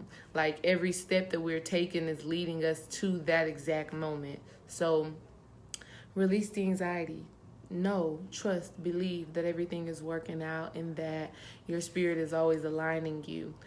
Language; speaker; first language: English; native; English